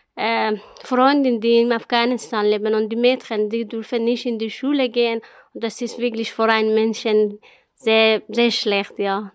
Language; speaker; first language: German; non-native, learner; Persian